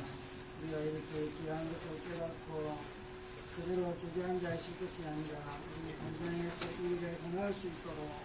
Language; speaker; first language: Korean; native; Korean